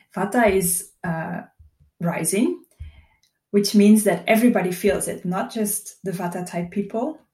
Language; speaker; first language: English; non-native, fluent; Dutch